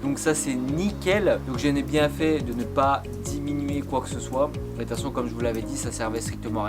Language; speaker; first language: French; native; French